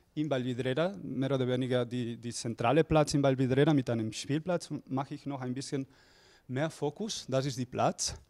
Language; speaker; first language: German; non-native, fluent; Spanish